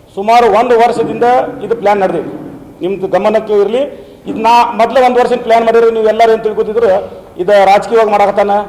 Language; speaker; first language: Kannada; non-native, local second language; Urdu